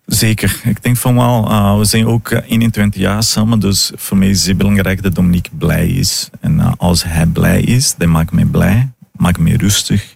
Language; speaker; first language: Dutch; non-native, fluent; Portuguese